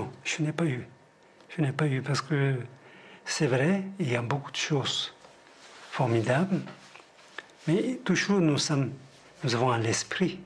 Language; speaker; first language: French; non-native, fluent; Tibetan